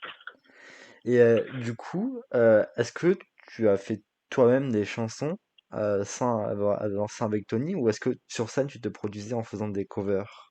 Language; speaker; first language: French; native; French